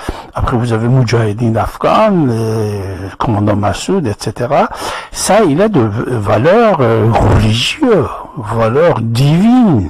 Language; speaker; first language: French; non-native, fluent; Persian